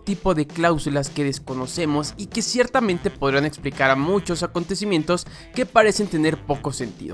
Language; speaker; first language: Spanish; native; Spanish